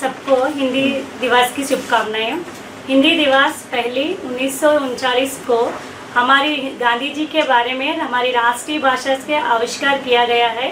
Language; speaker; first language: Hindi; non-native, local second language; Telugu